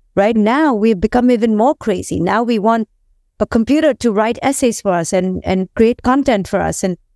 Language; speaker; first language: English; non-native, local second language; Hindi